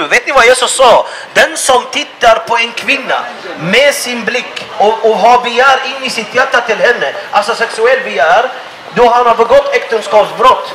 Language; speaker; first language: Swedish; non-native, fluent; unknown